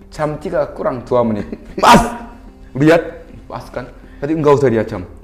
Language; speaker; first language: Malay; non-native, fluent; Korean